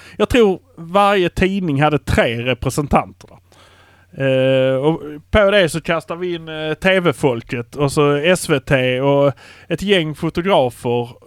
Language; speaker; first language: Swedish; native; Swedish